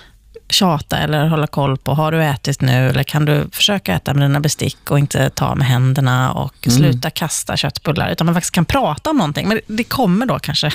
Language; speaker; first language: Swedish; native; Swedish